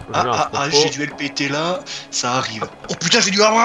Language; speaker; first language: French; native; French